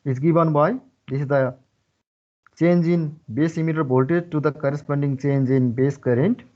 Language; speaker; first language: English; non-native, local second language; Nepali